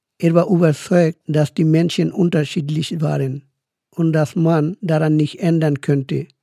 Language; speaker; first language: German; non-native, fluent; Bangla